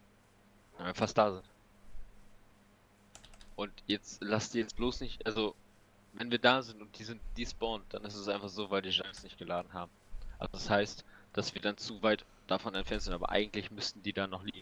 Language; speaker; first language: German; native; German